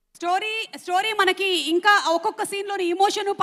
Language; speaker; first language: Telugu; native; Telugu